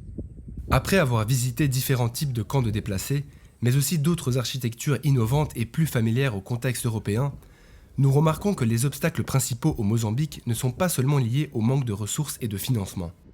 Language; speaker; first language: French; native; French